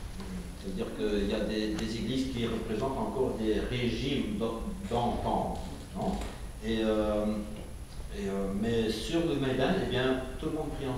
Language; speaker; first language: French; non-native, fluent; Ukrainian